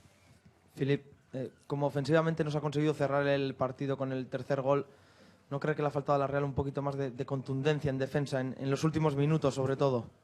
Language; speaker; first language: Spanish; native; Spanish